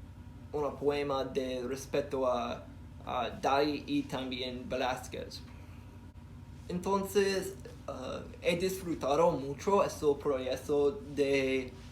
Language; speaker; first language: Spanish; non-native, learner; English